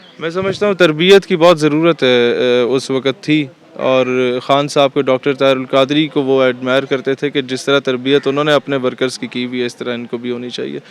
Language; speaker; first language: Urdu; non-native, local second language; Punjabi